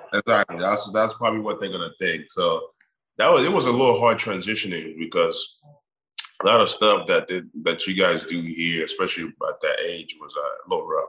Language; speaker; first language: English; non-native, local second language; Igbo